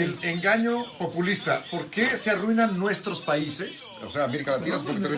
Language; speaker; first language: Spanish; native; Spanish